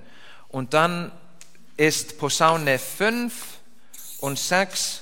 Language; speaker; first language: German; non-native, learner; Icelandic